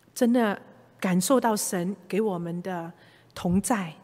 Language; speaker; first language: Chinese; non-native, local second language; Cantonese